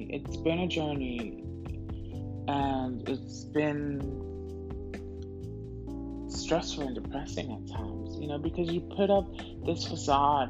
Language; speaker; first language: English; native; English